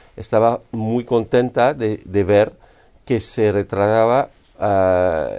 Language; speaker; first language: Spanish; non-native, fluent; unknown